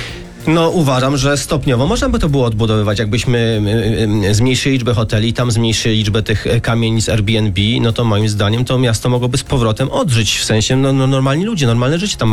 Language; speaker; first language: Polish; native; Polish